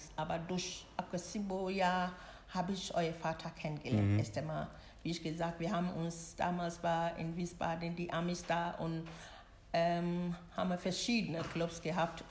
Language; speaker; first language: German; non-native, learner; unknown